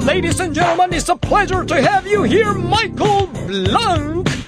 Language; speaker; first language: English; non-native, fluent; Korean